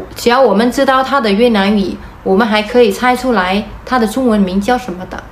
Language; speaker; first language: Chinese; non-native, fluent; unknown